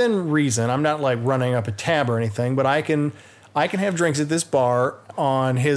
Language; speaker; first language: English; native; English